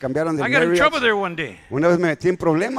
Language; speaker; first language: Spanish; early bilingual, heritage; English